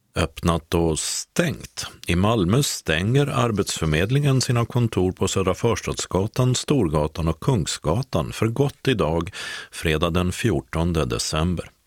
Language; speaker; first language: Swedish; native; Swedish